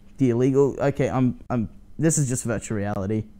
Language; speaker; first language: English; native; English